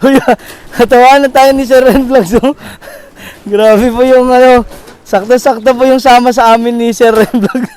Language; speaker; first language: Filipino; native; Filipino